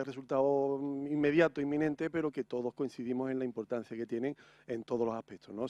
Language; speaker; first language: Spanish; native; Spanish